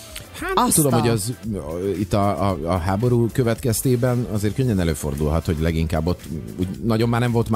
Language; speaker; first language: Hungarian; native; Hungarian